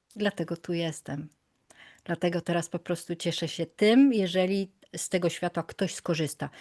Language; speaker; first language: Polish; native; Polish